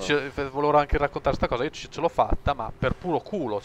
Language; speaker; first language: Italian; native; Italian